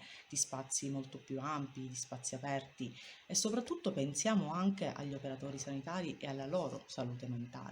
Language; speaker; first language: Italian; native; Italian